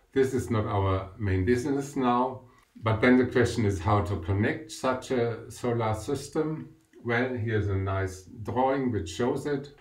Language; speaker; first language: English; non-native, fluent; German